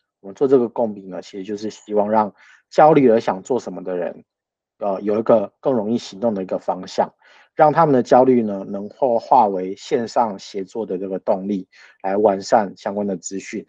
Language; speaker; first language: Chinese; native; Chinese